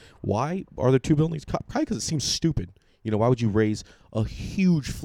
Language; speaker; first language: English; native; English